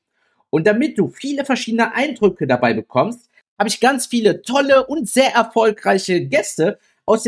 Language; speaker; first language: German; native; German